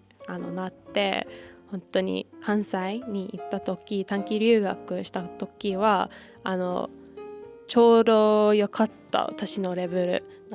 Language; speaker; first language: Japanese; non-native, fluent; English